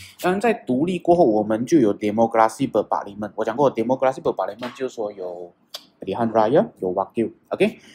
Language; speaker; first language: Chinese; native; Chinese